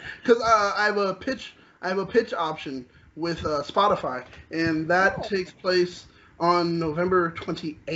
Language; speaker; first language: English; native; English